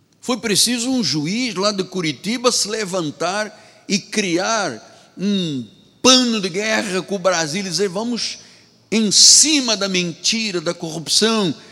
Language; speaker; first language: Portuguese; native; Portuguese